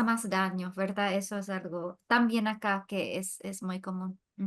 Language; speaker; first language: Spanish; non-native, fluent; English